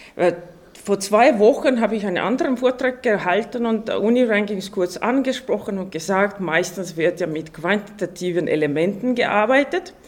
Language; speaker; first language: German; non-native, fluent; Estonian